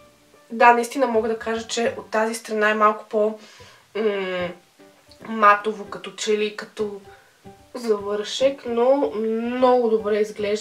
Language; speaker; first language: Bulgarian; native; Bulgarian